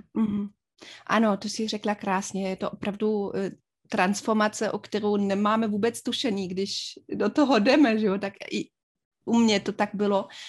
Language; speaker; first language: Czech; non-native, fluent; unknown